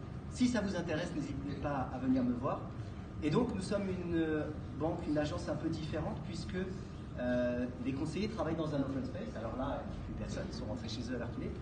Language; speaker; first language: French; native; French